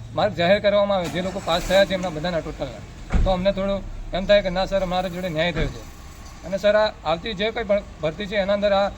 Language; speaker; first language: Gujarati; native; Gujarati